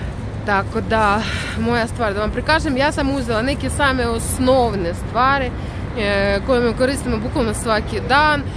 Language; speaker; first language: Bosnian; non-native, learner; Russian